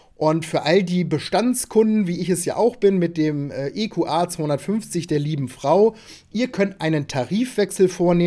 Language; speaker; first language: German; native; German